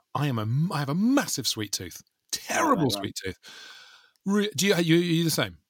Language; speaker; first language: English; native; English